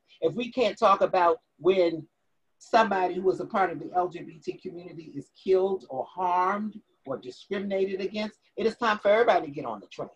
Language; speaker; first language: English; native; English